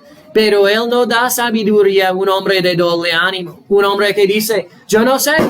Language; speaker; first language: Spanish; non-native, fluent; English